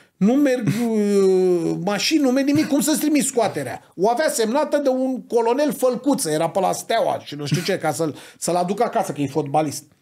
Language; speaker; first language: Romanian; native; Romanian